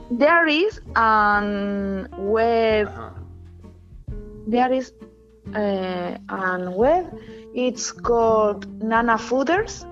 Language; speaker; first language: English; non-native, learner; Spanish